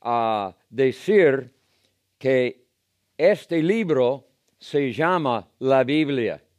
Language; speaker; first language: Spanish; non-native, fluent; English